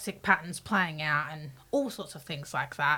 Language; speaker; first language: English; native; English